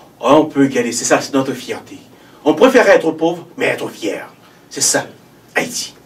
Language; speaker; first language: French; non-native, local second language; Haitian Creole